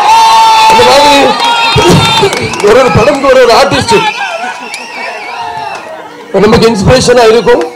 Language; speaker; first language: Tamil; non-native, local second language; Telugu